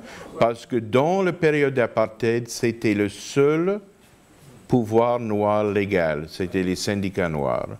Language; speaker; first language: French; non-native, fluent; English